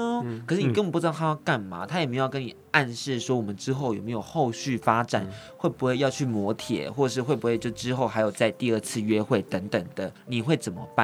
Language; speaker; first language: Chinese; native; Chinese